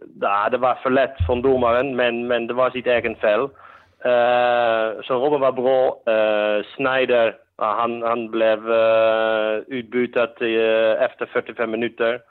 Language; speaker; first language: Swedish; non-native, fluent; Dutch